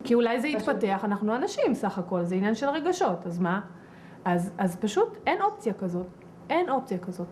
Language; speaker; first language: Hebrew; non-native, local second language; Adyghe